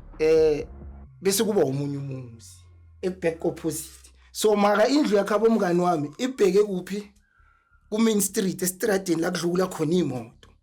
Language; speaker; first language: Zulu; native; Zulu